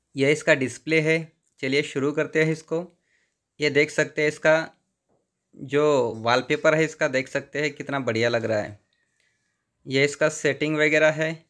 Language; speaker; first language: Hindi; non-native, local second language; Marathi